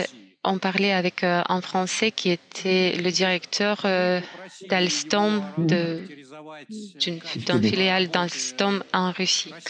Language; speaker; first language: French; non-native, fluent; Russian